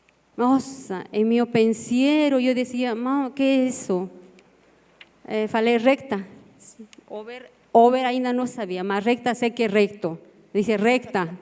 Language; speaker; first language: Portuguese; non-native, learner; Spanish